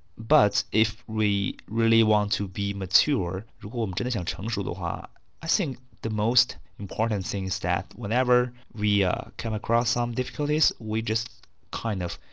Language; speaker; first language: English; non-native, fluent; Chinese